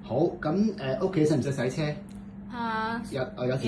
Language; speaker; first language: Cantonese; native; Cantonese